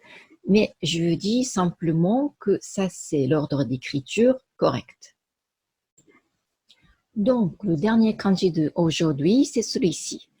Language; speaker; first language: French; non-native, fluent; Japanese